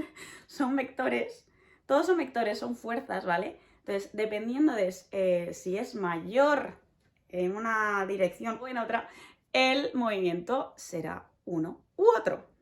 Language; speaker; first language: Spanish; native; Spanish